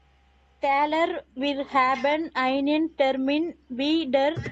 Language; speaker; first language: German; non-native, learner; Tamil